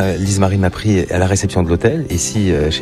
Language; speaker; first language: French; native; French